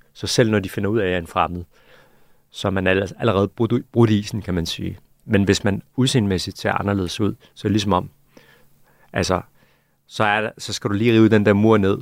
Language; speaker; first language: Danish; early bilingual, other home language; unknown